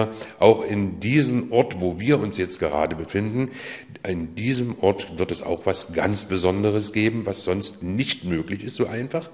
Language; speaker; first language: German; native; German